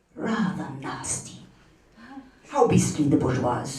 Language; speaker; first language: English; non-native, fluent; German